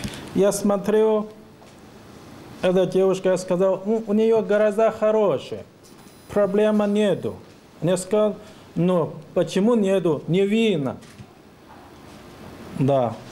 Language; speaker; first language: Russian; non-native, learner; Chinese